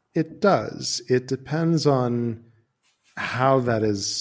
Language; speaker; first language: English; native; English